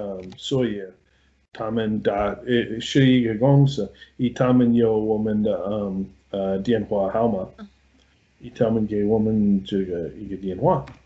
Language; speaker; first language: Chinese; non-native, learner; English